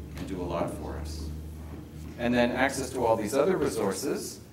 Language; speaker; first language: English; native; English